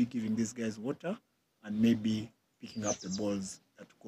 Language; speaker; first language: English; non-native, local second language; Ganda